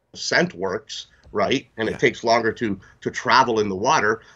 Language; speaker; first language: English; native; English